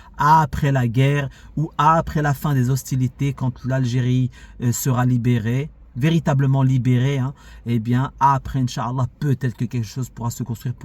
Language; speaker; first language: French; early bilingual, other home language; Arabic